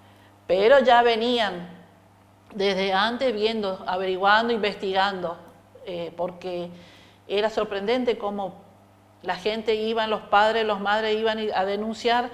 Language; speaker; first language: Spanish; native; Spanish